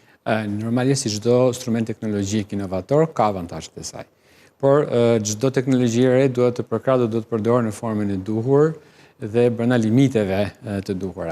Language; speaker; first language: Albanian; native; Albanian